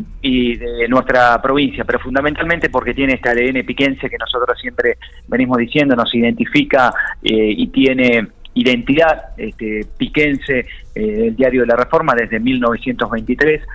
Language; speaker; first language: Spanish; native; Spanish